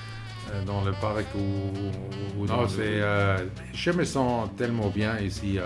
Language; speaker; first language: French; non-native, fluent; German